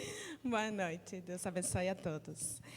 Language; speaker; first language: Portuguese; non-native, learner; Spanish